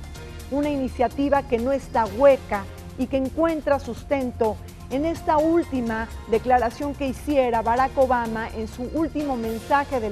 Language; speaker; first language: Spanish; native; Spanish